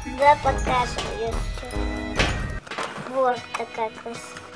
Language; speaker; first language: Russian; early bilingual, heritage; Russian